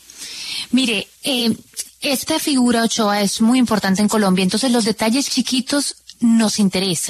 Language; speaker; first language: Spanish; native; Spanish